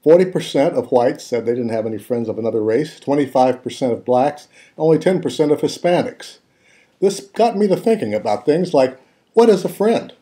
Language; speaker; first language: English; native; English